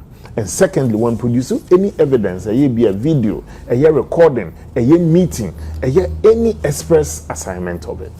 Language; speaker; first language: English; non-native, local second language; Akan